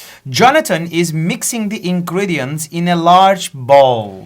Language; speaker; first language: English; non-native, fluent; Turkish